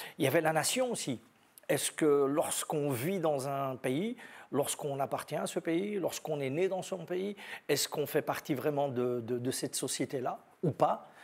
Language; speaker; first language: French; native; French